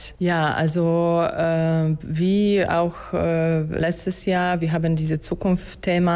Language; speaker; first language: German; non-native, fluent; Polish